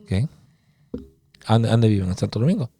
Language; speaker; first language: Spanish; early bilingual, other home language; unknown